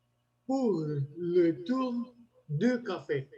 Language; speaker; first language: French; non-native, learner; Spanish